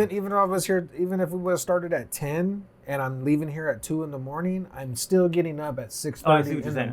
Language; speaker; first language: English; native; English